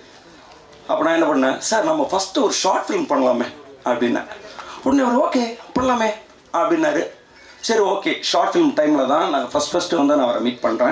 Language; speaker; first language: Tamil; native; Tamil